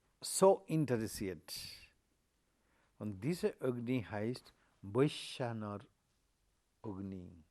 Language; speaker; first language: German; non-native, learner; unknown